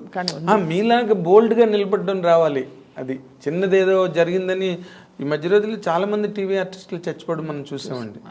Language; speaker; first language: Telugu; native; Telugu